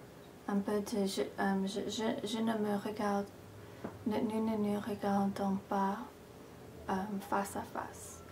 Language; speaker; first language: French; non-native, fluent; English